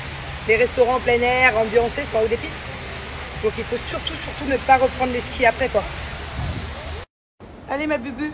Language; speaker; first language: French; native; French